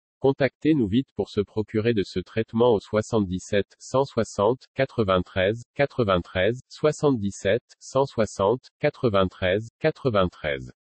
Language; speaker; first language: French; non-native, local second language; Wolof